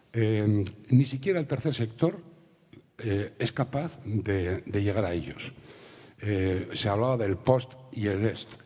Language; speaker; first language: Spanish; native; Spanish